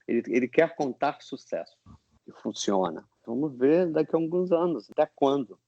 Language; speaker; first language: Portuguese; non-native, fluent; English